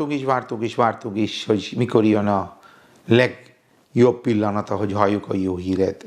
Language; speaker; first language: Hungarian; non-native, fluent; Bangla